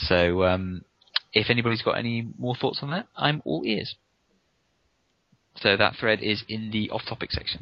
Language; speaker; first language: English; native; English